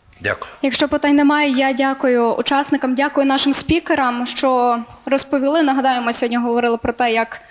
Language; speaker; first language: Ukrainian; native; Ukrainian